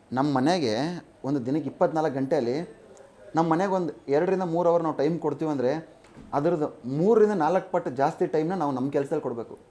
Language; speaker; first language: Kannada; native; Kannada